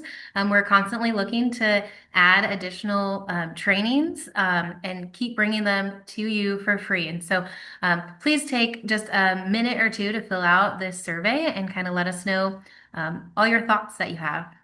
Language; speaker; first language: English; native; English